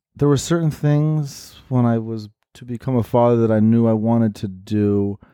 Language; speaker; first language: English; native; English